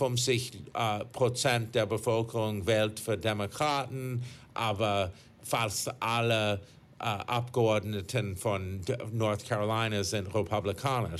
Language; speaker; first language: German; non-native, fluent; English